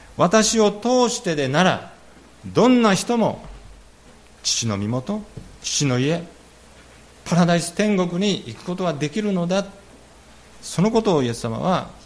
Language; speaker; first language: Japanese; native; Japanese